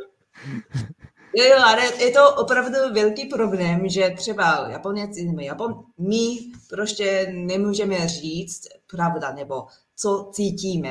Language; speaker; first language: Czech; non-native, learner; Japanese